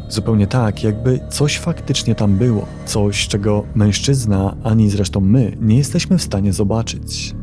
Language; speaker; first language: Polish; native; Polish